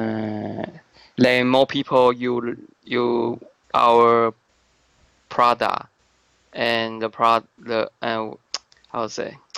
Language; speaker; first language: English; non-native, learner; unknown